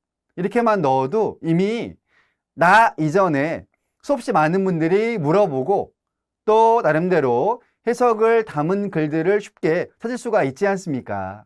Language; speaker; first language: Korean; native; Korean